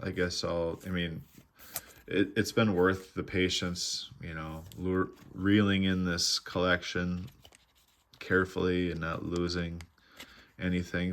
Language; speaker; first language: English; native; English